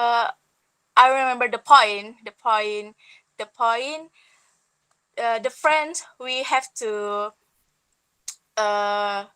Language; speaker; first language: English; non-native, learner; Indonesian